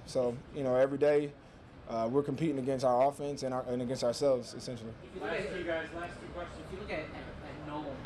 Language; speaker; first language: English; native; English